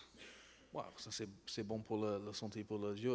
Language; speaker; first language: French; non-native, learner; English